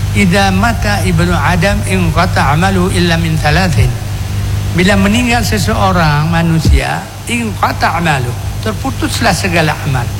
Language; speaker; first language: Indonesian; non-native, local second language; Achinese